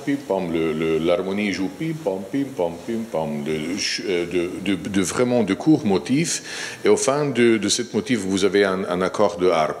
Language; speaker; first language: French; non-native, fluent; Slovenian